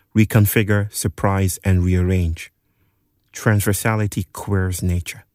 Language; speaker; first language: English; non-native, local second language; Yoruba